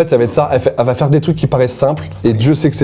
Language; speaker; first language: French; native; French